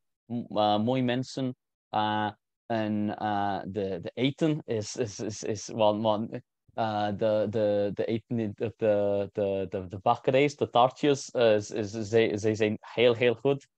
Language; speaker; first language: Dutch; non-native, learner; English